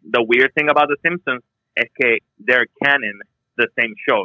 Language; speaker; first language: English; non-native, local second language; Spanish